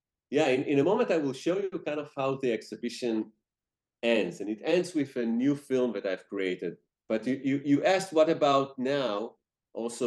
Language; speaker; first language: English; non-native, fluent; Hebrew